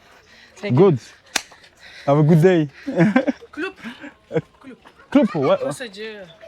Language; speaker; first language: English; non-native, learner; French